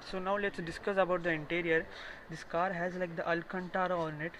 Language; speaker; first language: English; non-native, fluent; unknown